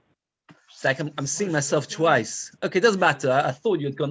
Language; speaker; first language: English; native; English